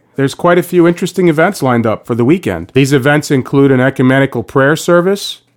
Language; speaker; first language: English; native; English